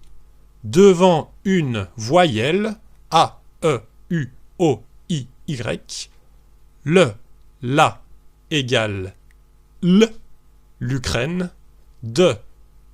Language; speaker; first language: French; native; French